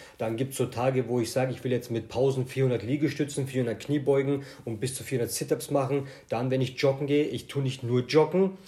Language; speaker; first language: German; native; German